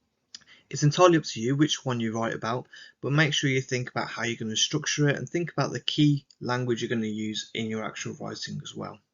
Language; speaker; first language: English; native; English